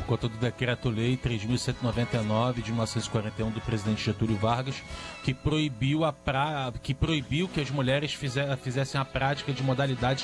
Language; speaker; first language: Portuguese; native; Portuguese